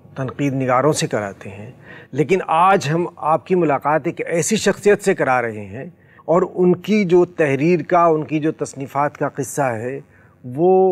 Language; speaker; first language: Urdu; native; Urdu